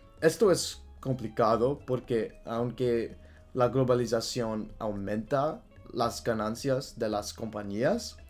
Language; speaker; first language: Spanish; non-native, learner; English